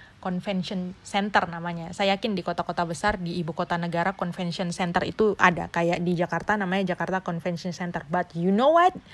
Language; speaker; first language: Indonesian; native; Indonesian